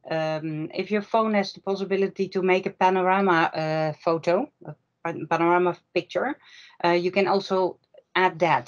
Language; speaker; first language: English; non-native, fluent; Dutch